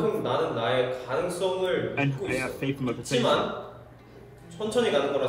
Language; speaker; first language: Korean; native; Korean